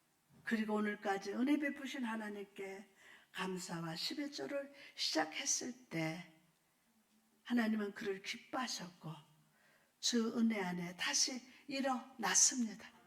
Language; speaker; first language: Korean; native; Korean